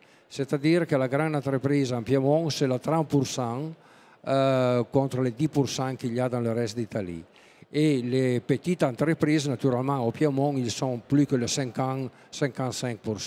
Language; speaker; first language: French; non-native, fluent; Italian